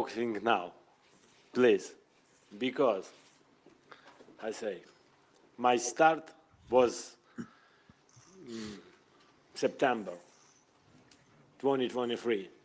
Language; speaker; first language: English; non-native, learner; Ukrainian